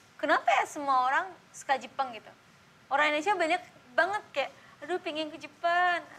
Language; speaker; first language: Indonesian; non-native, fluent; Japanese